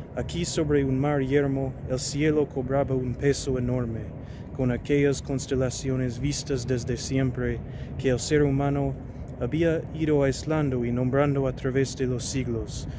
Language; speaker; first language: Spanish; non-native, fluent; English